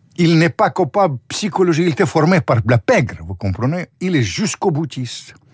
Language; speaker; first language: French; non-native, fluent; Russian